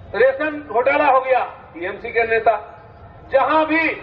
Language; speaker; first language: Hindi; non-native, local second language; Bangla